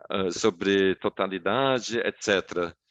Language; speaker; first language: Portuguese; non-native, fluent; English